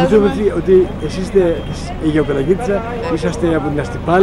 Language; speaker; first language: Greek; native; Greek